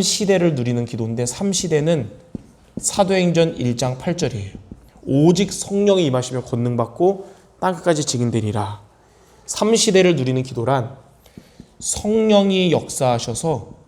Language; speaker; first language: Korean; native; Korean